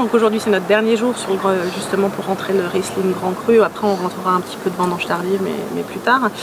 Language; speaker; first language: French; native; French